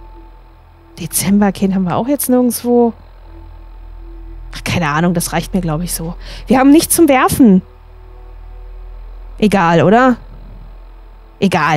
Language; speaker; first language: German; native; German